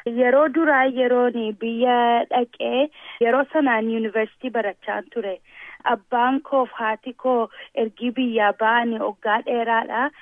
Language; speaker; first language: Oromo; early bilingual, heritage; Oromo